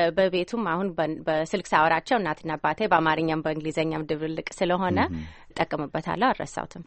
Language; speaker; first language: Amharic; early bilingual, heritage; Amharic